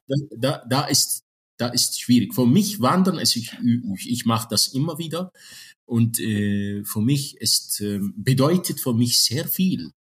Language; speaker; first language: German; non-native, fluent; Arabic